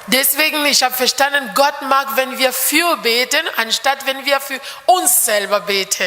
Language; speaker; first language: German; non-native, fluent; French